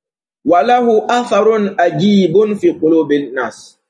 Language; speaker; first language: Arabic; non-native, fluent; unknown